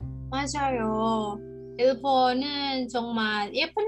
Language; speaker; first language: Korean; non-native, learner; Indonesian